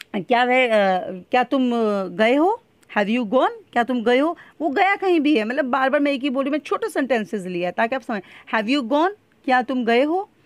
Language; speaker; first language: Hindi; native; Hindi